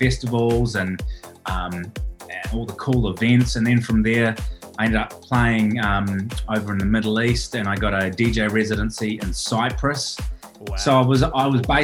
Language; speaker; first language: English; native; English